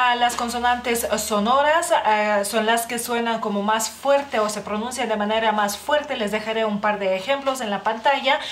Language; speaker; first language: Spanish; non-native, fluent; Lithuanian